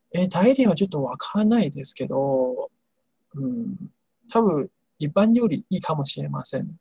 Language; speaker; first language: Japanese; non-native, learner; Chinese